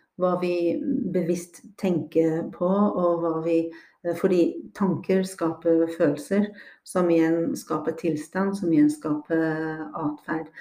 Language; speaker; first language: Norwegian; non-native, fluent; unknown